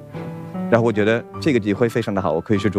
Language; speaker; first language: Chinese; non-native, fluent; Swedish